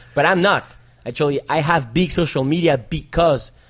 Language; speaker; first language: English; non-native, fluent; French